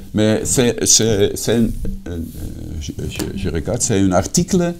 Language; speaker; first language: French; non-native, fluent; Dutch